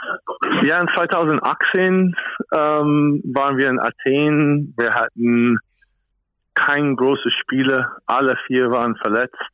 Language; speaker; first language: German; non-native, fluent; English